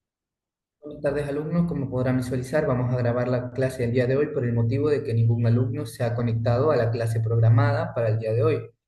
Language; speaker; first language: Spanish; native; Spanish